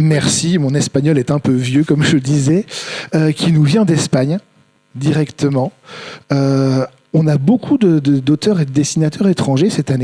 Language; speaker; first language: French; native; French